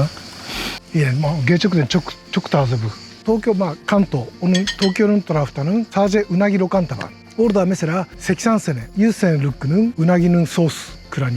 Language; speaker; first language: Turkish; non-native, learner; Japanese